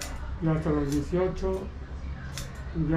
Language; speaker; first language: Spanish; native; Spanish